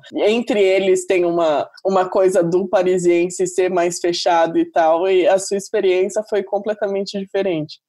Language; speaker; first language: Portuguese; native; Portuguese